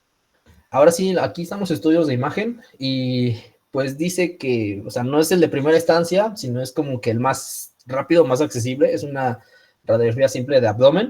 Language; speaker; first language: Spanish; native; Spanish